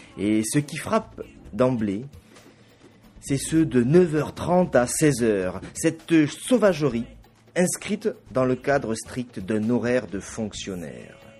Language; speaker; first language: French; native; French